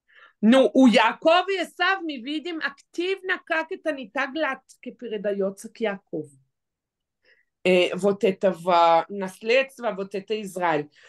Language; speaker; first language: Russian; non-native, fluent; Hebrew